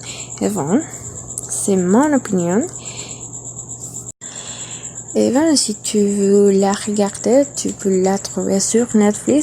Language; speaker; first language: French; non-native, learner; Spanish